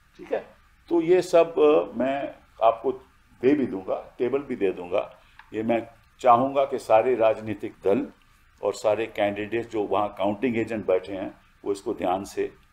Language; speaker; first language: Hindi; native; Hindi